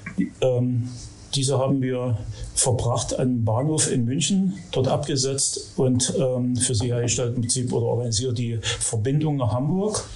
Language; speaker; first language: German; native; German